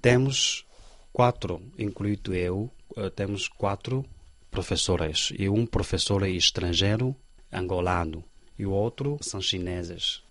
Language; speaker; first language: Portuguese; non-native, learner; Chinese